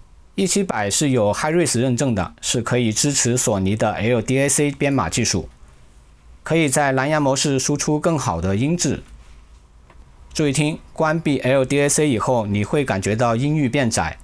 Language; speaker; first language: Chinese; native; Chinese